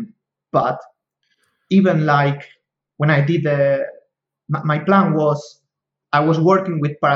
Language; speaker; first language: English; non-native, fluent; Spanish